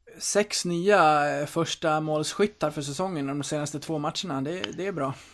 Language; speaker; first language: Swedish; native; Swedish